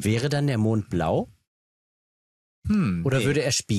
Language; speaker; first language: German; native; German